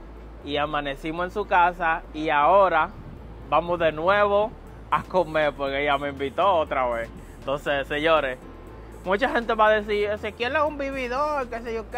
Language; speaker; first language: Spanish; native; Spanish